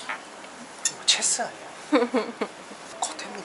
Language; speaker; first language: Japanese; non-native, learner; Korean